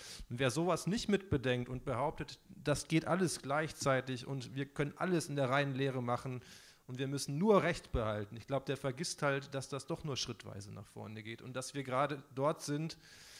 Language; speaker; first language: German; native; German